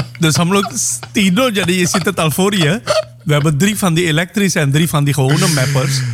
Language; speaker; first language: Dutch; non-native, local second language; Caribbean Hindustani